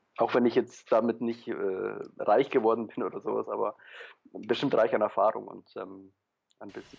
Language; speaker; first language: German; early bilingual, other home language; Polish